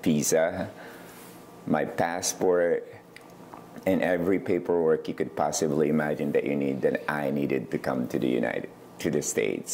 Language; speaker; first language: English; non-native, local second language; Iloko